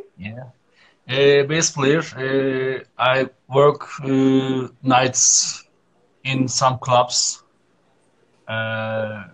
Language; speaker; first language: English; non-native, learner; Turkish